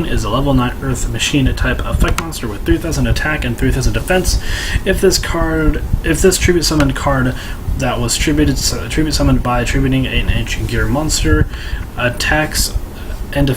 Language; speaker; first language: English; native; English